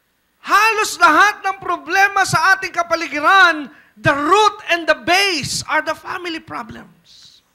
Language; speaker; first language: Filipino; native; Filipino